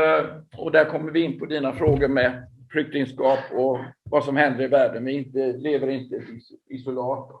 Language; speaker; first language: Swedish; native; Swedish